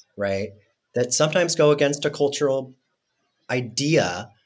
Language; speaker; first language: English; non-native, fluent; Spanish